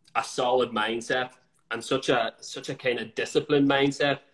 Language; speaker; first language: English; native; English